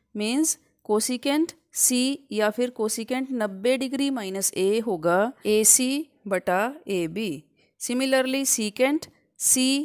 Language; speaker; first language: Hindi; non-native, local second language; Punjabi